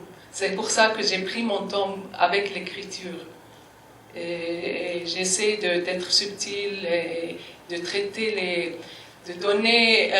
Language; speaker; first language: French; non-native, fluent; Arabic